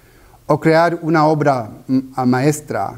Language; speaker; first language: Spanish; early bilingual, heritage; Spanish